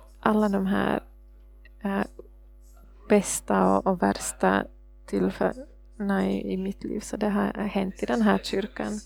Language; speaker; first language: Swedish; non-native, fluent; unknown